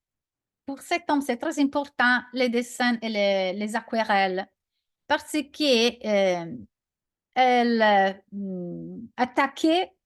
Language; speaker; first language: French; non-native, learner; Italian